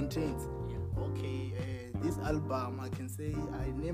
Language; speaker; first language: English; non-native, local second language; Venda